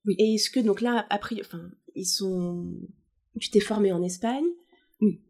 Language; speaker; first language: French; native; French